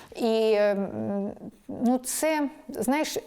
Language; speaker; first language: Ukrainian; non-native, local second language; Russian